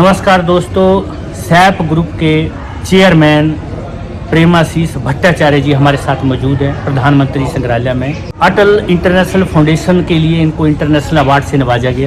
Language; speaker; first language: Hindi; native; Hindi